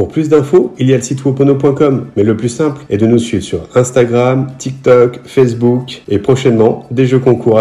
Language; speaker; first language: French; native; French